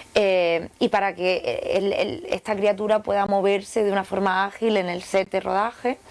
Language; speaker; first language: Spanish; native; Spanish